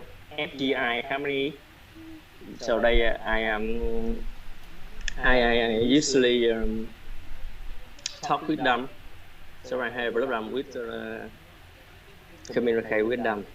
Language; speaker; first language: English; non-native, learner; Vietnamese